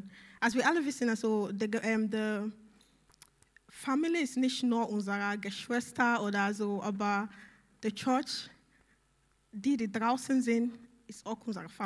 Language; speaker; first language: German; non-native, learner; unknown